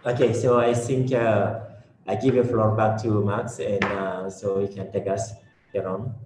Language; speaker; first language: English; non-native, fluent; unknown